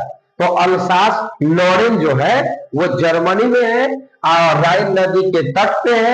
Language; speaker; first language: Hindi; non-native, local second language; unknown